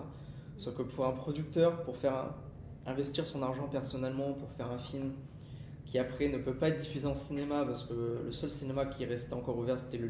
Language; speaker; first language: French; native; French